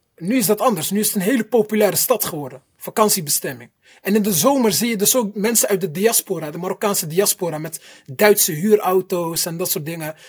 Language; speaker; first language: Dutch; early bilingual, other home language; Arabic